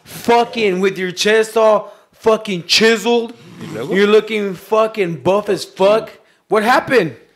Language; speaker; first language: English; early bilingual, other home language; Spanish